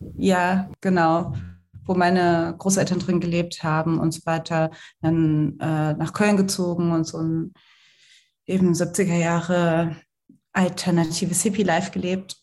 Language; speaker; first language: German; native; German